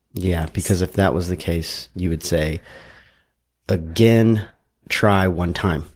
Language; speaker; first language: English; native; English